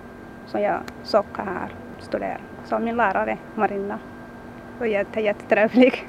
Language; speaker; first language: Swedish; non-native, learner; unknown